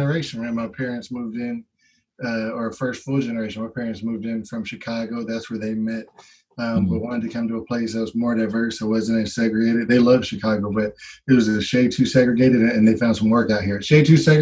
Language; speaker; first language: English; native; English